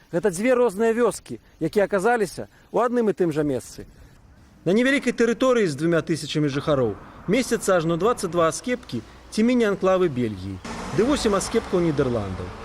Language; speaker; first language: Belarusian; native; Belarusian